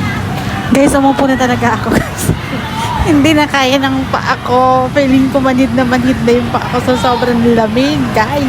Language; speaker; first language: Filipino; native; Filipino